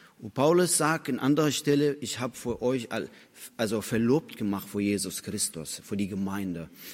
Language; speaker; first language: German; non-native, fluent; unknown